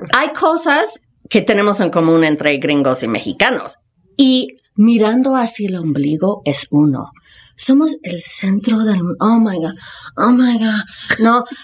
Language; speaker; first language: Spanish; non-native, fluent; English